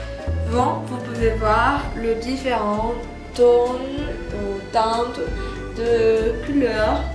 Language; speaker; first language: French; non-native, learner; Spanish